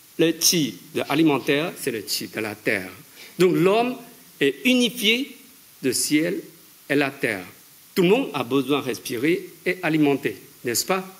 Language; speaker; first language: French; non-native, fluent; Chinese